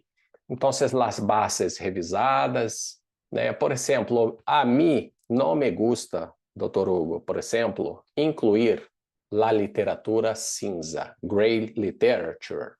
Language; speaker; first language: Spanish; non-native, fluent; Portuguese